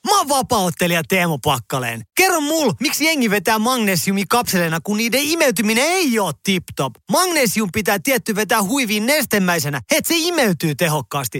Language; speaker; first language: Finnish; native; Finnish